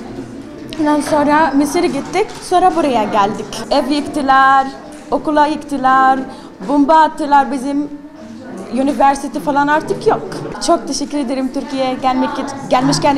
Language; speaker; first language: Turkish; non-native, learner; Arabic